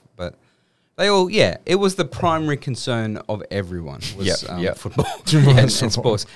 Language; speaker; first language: English; native; English